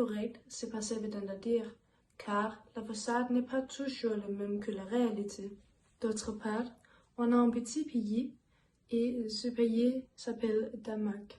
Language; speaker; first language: French; non-native, learner; Danish